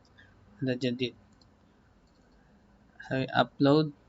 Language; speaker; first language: Arabic; non-native, learner; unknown